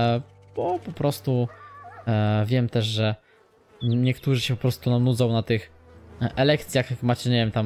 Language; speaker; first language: Polish; native; Polish